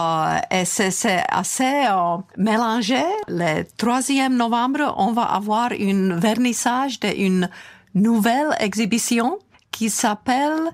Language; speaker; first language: French; non-native, fluent; Czech